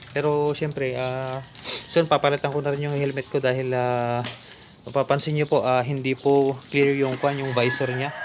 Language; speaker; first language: Filipino; non-native, local second language; Iloko